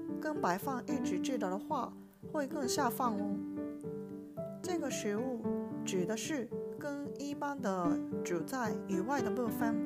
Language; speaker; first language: Chinese; non-native, learner; Japanese